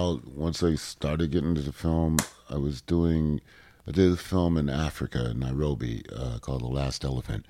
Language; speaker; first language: English; native; English